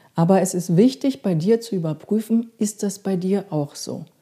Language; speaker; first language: German; non-native, fluent; Korean